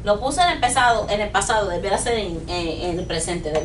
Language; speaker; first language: Spanish; non-native, learner; English